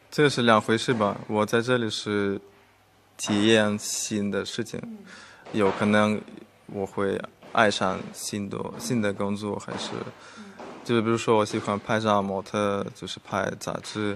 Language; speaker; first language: Chinese; non-native, fluent; Russian